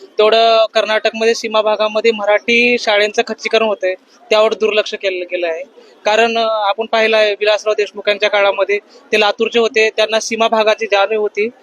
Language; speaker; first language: Marathi; native; Marathi